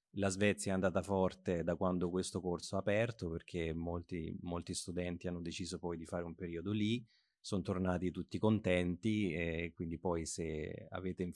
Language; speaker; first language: Italian; native; Italian